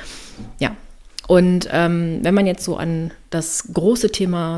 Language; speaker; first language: German; native; German